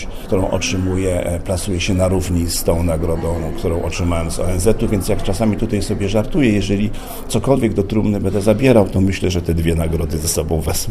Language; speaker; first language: Polish; native; Polish